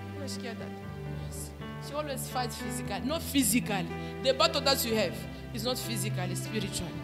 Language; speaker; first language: English; non-native, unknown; Lingala